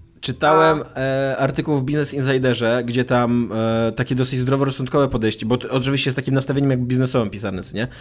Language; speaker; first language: Polish; native; Polish